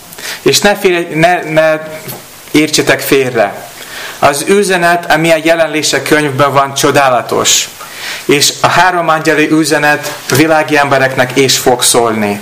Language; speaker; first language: Hungarian; non-native, learner; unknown